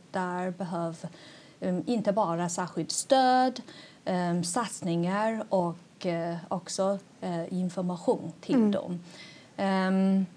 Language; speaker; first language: Swedish; non-native, fluent; Chinese